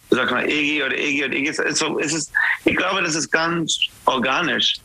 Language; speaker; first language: German; non-native, learner; English